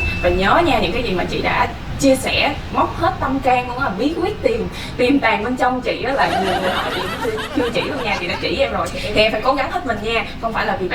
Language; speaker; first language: Vietnamese; native; Vietnamese